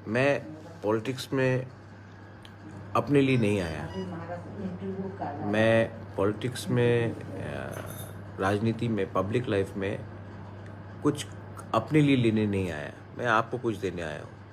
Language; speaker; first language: Hindi; non-native, local second language; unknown